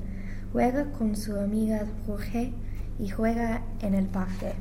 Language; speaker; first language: Spanish; non-native, learner; English